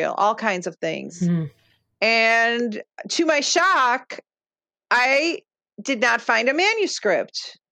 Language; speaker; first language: English; early bilingual, other home language; Lithuanian